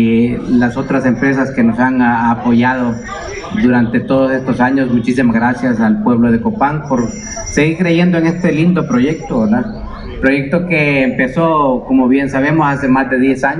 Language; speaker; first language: Spanish; native; Spanish